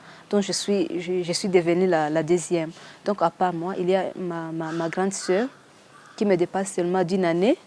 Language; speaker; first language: French; non-native, local second language; Kinyarwanda